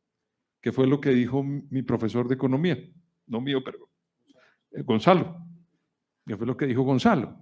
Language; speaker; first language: Spanish; native; Spanish